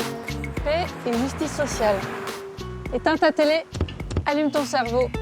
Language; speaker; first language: French; native; French